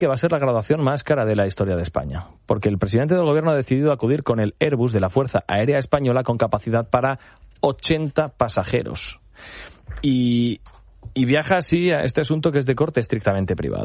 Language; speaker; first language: Spanish; native; Spanish